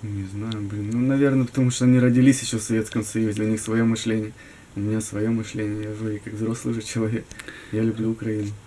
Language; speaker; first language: Ukrainian; non-native, local second language; Russian